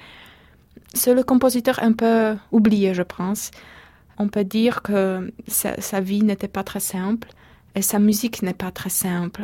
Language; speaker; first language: French; non-native, fluent; Polish